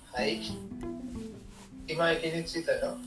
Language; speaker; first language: Japanese; non-native, learner; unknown